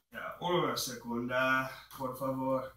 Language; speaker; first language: Spanish; non-native, learner; English